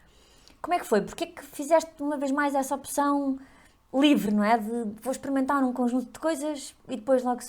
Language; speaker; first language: Portuguese; native; Portuguese